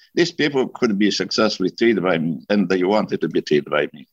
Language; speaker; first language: English; non-native, fluent; Polish